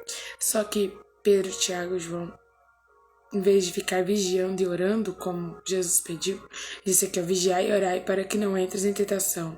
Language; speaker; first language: Portuguese; native; Portuguese